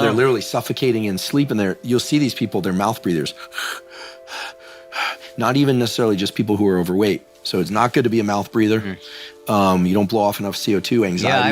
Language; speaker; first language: English; native; English